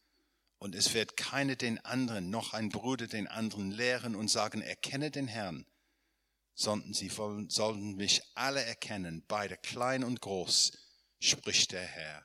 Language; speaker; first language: German; non-native, fluent; English